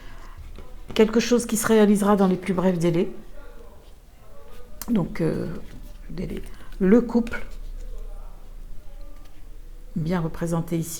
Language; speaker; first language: French; native; French